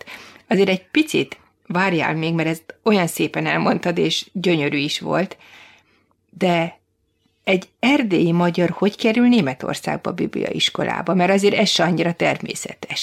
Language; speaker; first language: Hungarian; native; Hungarian